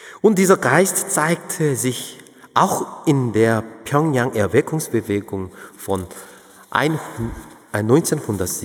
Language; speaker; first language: German; non-native, fluent; Korean